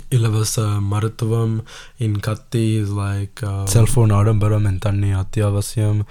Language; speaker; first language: Tamil; early bilingual, heritage; Tamil